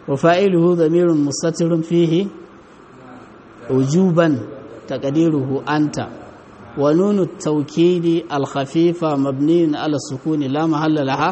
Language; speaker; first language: Arabic; non-native, fluent; Hausa